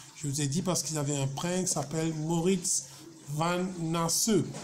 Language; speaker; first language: French; non-native, local second language; Morisyen